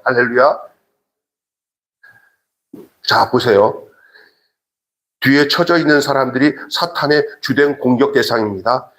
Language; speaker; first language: Korean; native; Korean